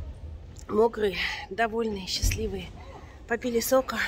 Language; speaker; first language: Russian; native; Russian